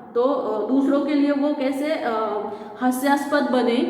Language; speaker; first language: Hindi; non-native, local second language; Marathi